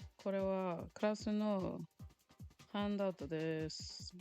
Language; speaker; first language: Japanese; non-native, learner; English